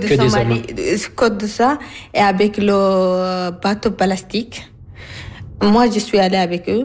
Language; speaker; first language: French; non-native, learner; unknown